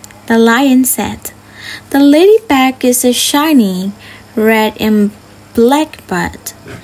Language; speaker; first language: English; non-native, fluent; Burmese